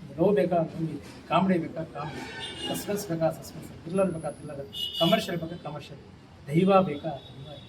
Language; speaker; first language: Kannada; native; Kannada